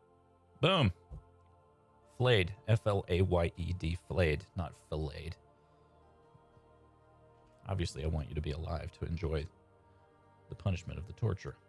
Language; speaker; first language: English; native; English